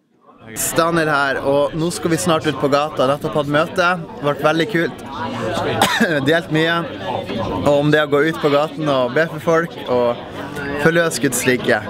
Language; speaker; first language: Norwegian; native; Norwegian